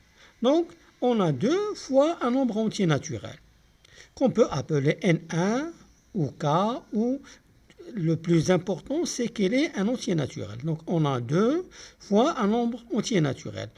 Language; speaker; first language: French; non-native, local second language; Arabic